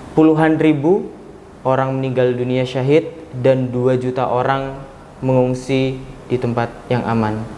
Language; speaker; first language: Indonesian; native; Indonesian